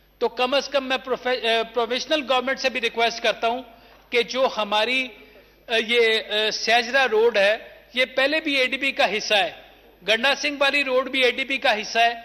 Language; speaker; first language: Urdu; non-native, local second language; Punjabi